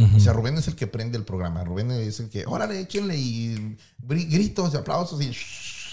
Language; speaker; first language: Spanish; native; Spanish